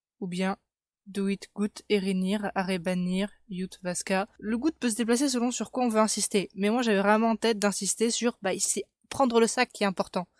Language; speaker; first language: French; native; French